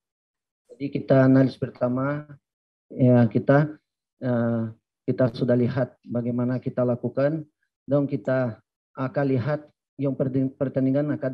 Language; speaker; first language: Indonesian; non-native, fluent; Portuguese